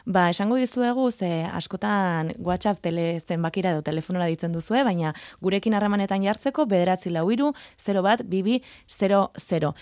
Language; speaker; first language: Basque; native; Basque